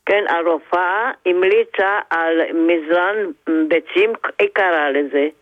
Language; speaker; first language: Hebrew; non-native, fluent; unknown